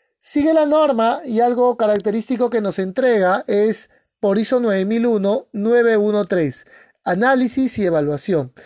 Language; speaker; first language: Spanish; native; Spanish